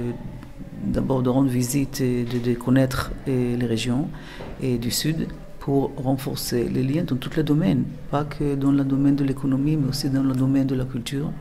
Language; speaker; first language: French; non-native, fluent; Hebrew